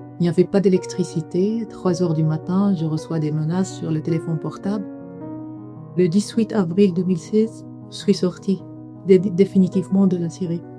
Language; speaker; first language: French; non-native, fluent; Arabic